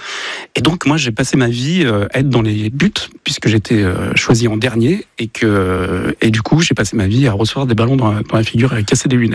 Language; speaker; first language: French; native; French